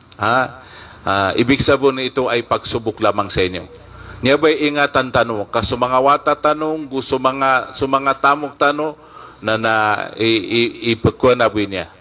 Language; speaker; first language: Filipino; non-native, local second language; Maguindanaon